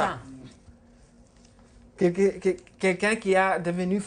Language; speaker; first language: French; non-native, fluent; Spanish